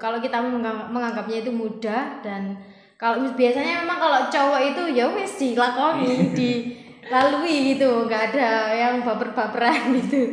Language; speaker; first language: Indonesian; non-native, local second language; Javanese